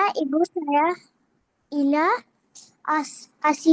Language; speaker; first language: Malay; non-native, learner; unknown